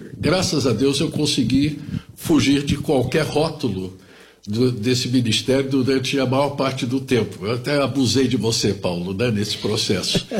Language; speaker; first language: Portuguese; early bilingual, other home language; German